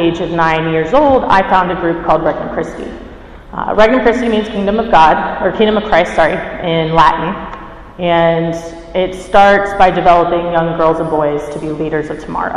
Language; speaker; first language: English; native; English